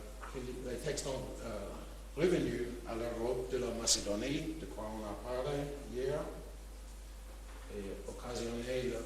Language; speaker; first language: French; non-native, fluent; English